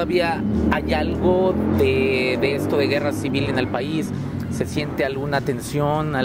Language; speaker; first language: Spanish; native; Spanish